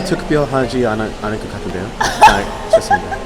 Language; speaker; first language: Korean; non-native, learner; English